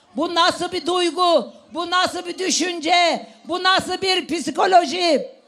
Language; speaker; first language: Turkish; native; Turkish